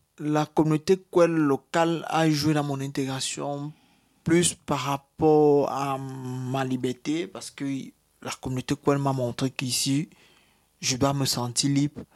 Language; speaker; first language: French; native; French